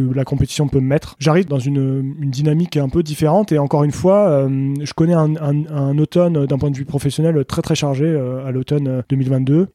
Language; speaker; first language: French; native; French